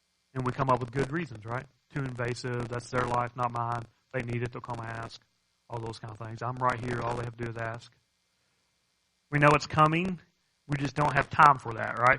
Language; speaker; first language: English; native; English